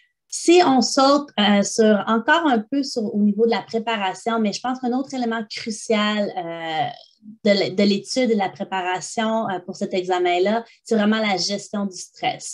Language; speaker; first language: French; native; French